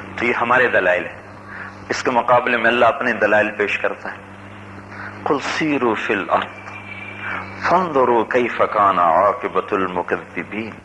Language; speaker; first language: Urdu; non-native, local second language; Punjabi